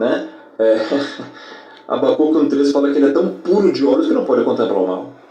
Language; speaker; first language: Portuguese; native; Portuguese